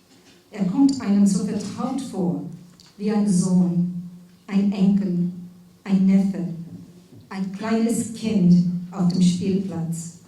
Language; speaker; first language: German; non-native, fluent; English